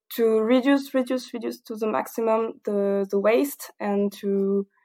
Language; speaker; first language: English; non-native, fluent; French